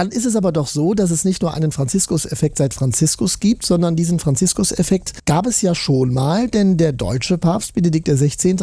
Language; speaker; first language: German; native; German